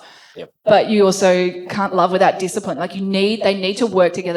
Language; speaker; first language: English; native; English